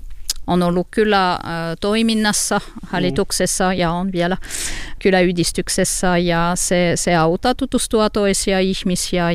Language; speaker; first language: Finnish; non-native, fluent; French